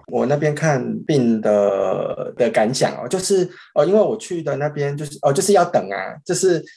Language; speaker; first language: Chinese; native; Chinese